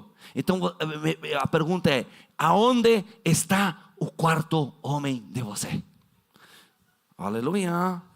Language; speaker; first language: Portuguese; non-native, fluent; Spanish